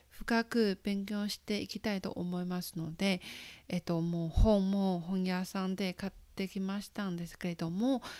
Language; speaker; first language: Japanese; non-native, fluent; Chinese